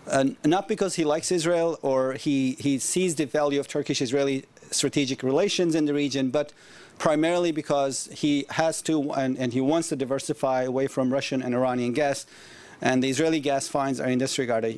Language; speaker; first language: English; non-native, fluent; Turkish